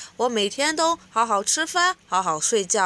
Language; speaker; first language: Chinese; non-native, fluent; Burmese